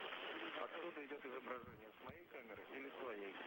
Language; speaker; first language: Russian; native; Russian